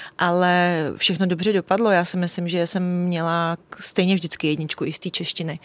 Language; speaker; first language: Czech; early bilingual, other home language; Russian